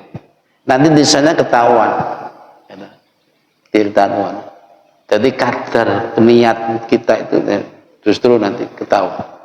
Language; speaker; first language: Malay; non-native, local second language; Javanese